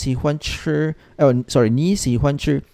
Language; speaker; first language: Chinese; non-native, fluent; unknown